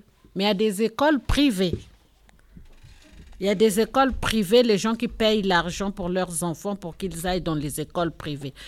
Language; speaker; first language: French; non-native, local second language; Lingala